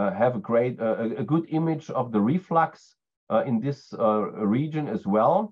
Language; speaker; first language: English; non-native, fluent; German